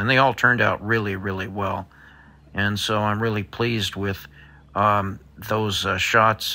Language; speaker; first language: English; native; English